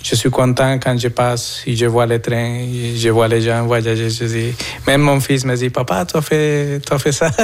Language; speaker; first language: French; non-native, fluent; Spanish